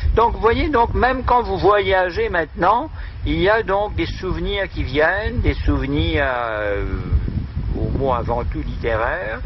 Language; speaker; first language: French; non-native, local second language; Morisyen